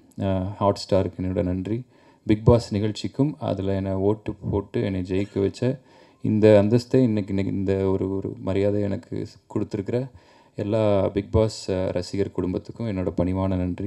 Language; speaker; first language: Tamil; native; Tamil